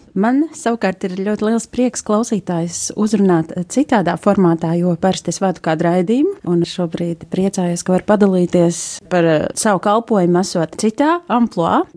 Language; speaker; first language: Latvian; native; Latvian